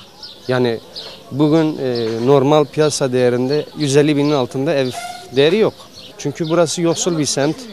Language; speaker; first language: Turkish; native; Turkish